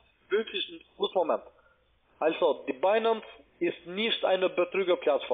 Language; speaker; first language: German; non-native, learner; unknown